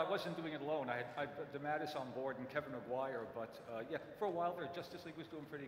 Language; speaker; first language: English; native; English